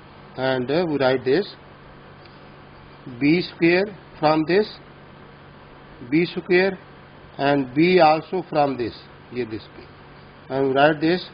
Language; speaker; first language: English; non-native, local second language; Urdu